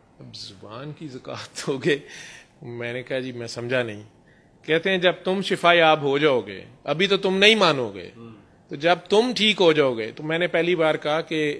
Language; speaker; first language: Urdu; non-native, local second language; Punjabi